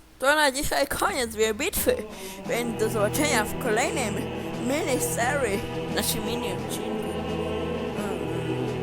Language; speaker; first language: Polish; native; Polish